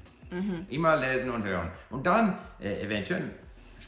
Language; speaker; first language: German; non-native, learner; English